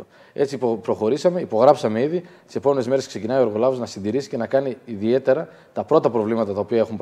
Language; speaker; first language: Greek; native; Greek